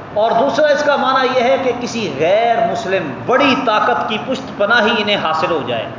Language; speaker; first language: Urdu; non-native, local second language; Punjabi